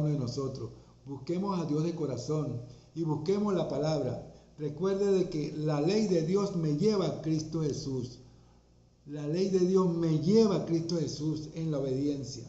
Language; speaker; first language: Spanish; native; Spanish